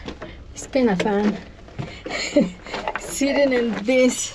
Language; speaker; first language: English; non-native, learner; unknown